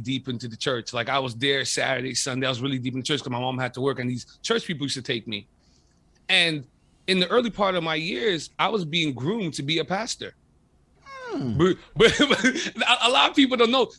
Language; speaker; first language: English; native; English